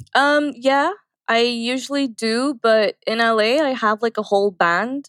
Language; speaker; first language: English; early bilingual, other home language; Arabic